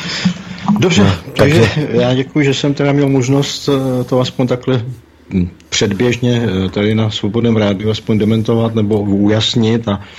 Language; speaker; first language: Czech; native; Czech